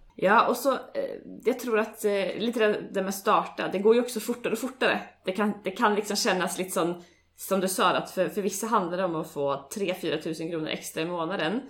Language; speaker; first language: Swedish; native; Swedish